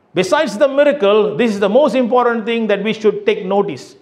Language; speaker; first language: English; non-native, local second language; Tamil